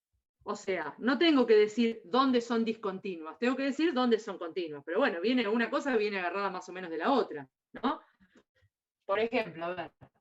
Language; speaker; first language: Spanish; native; Spanish